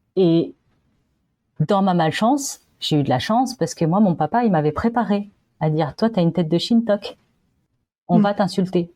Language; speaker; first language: French; native; French